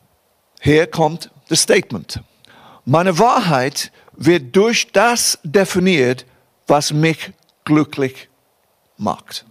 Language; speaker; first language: German; non-native, fluent; English